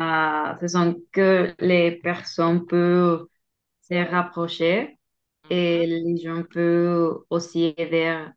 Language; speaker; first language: French; non-native, learner; Spanish